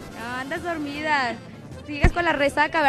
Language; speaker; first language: Spanish; native; Spanish